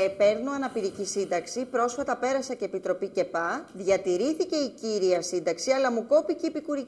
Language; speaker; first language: Greek; native; Greek